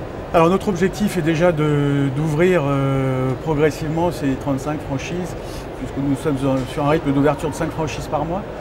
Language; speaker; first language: French; native; French